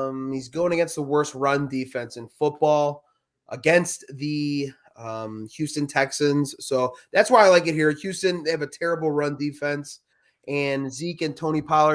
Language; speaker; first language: English; native; English